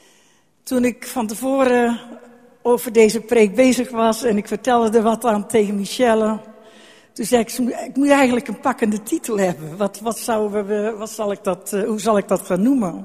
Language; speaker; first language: Dutch; native; Dutch